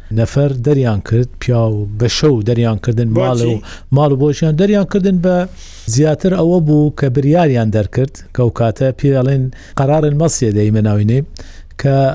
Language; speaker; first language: Central Kurdish; non-native, local second language; Southern Kurdish